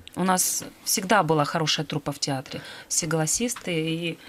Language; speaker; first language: Russian; native; Russian